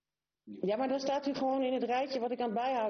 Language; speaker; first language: Dutch; native; Dutch